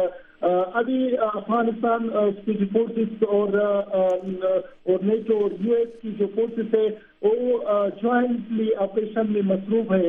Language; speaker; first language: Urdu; non-native, fluent; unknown